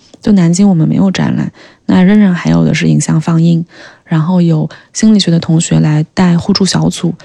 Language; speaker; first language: Chinese; native; Chinese